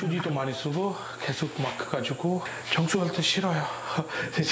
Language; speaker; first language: Korean; non-native, learner; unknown